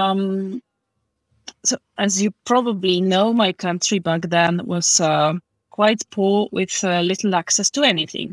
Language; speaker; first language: English; non-native, fluent; Polish